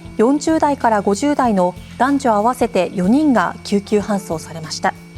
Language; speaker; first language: Japanese; native; Japanese